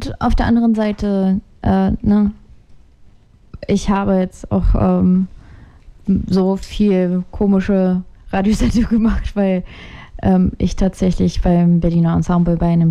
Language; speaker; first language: German; native; German